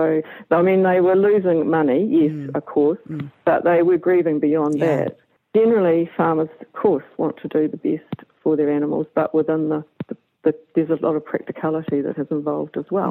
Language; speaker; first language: English; native; English